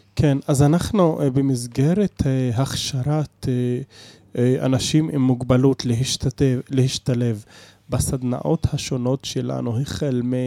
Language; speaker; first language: Hebrew; non-native, local second language; Arabic